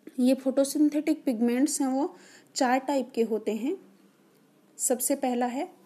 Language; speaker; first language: Hindi; native; Hindi